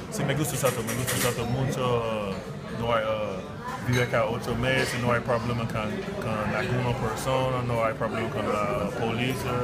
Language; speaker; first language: Spanish; non-native, learner; English